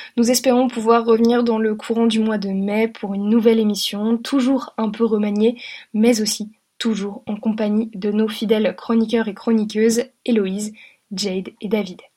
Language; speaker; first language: French; native; French